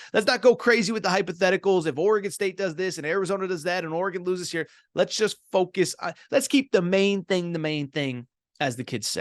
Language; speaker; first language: English; native; English